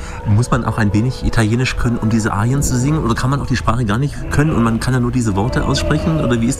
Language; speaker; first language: German; native; German